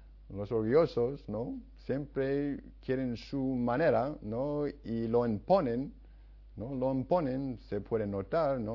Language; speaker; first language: Spanish; non-native, fluent; English